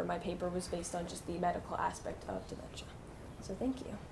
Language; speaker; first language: English; native; English